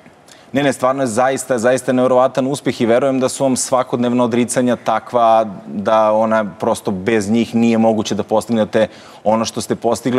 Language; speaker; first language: Croatian; native; Croatian